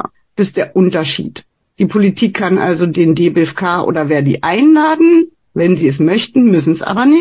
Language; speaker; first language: German; native; German